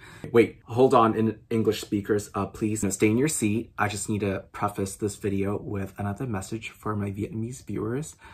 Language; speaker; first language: English; early bilingual, other home language; Vietnamese